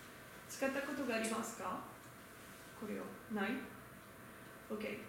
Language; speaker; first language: Japanese; non-native, learner; French